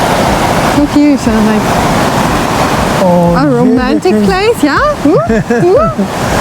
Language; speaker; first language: English; non-native, learner; German